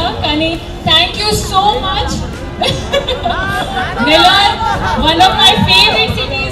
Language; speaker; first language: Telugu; non-native, learner; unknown